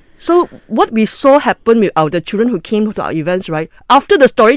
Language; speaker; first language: English; non-native, local second language; Cantonese